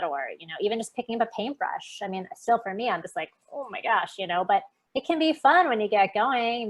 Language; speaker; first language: English; native; English